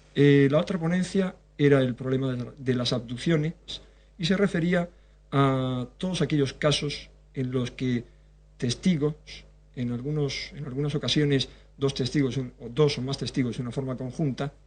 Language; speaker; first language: Spanish; native; Spanish